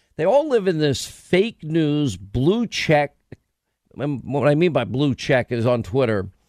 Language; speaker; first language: English; native; English